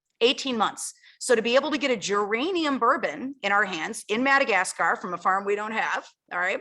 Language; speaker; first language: English; native; English